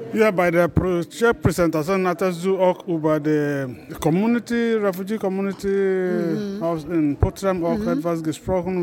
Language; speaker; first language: German; non-native, fluent; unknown